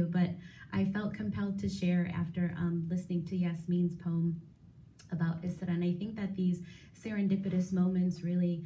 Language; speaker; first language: English; native; English